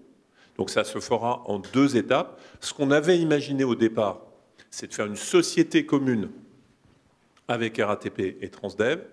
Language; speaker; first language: French; native; French